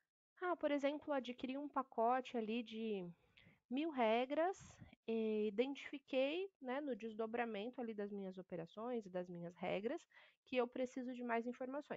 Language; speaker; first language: Portuguese; native; Portuguese